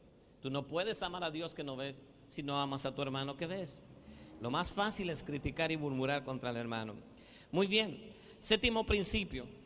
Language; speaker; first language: Spanish; native; Spanish